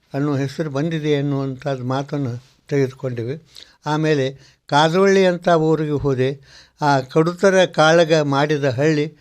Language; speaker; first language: Kannada; native; Kannada